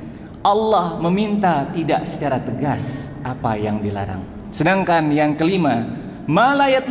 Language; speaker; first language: Indonesian; native; Indonesian